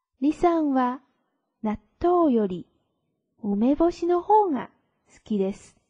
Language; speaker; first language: Japanese; non-native, fluent; Chinese